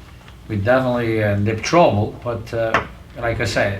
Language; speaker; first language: English; non-native, fluent; Italian